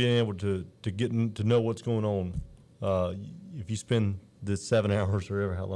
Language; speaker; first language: English; native; English